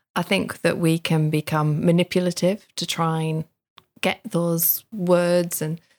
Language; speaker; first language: English; native; English